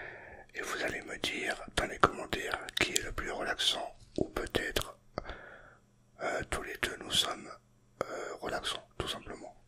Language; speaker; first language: French; native; French